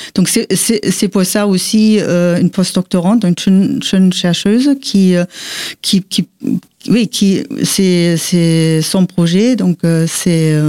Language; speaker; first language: French; non-native, fluent; Portuguese